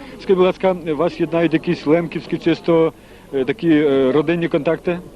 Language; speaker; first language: Ukrainian; native; Ukrainian